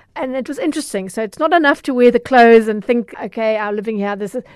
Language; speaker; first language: English; native; English